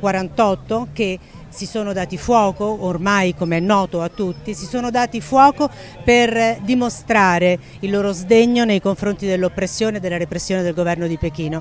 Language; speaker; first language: Italian; native; Italian